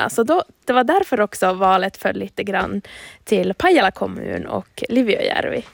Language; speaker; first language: Swedish; non-native, local second language; Finnish